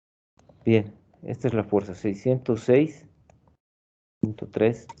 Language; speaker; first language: Spanish; native; Spanish